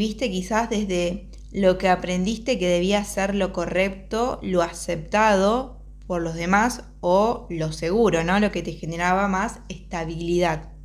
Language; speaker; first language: Spanish; native; Spanish